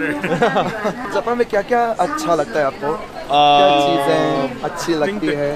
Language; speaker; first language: Hindi; non-native, fluent; Japanese